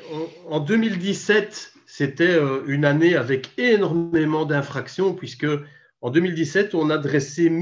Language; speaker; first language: French; native; French